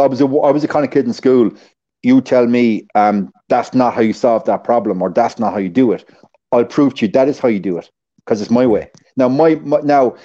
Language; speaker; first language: English; native; English